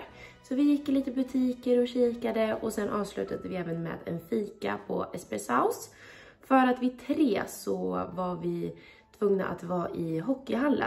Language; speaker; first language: Swedish; native; Swedish